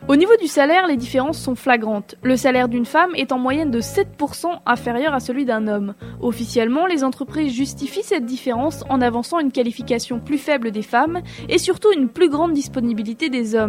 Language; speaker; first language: French; native; French